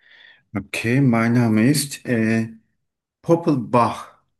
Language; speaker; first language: German; non-native, learner; Turkish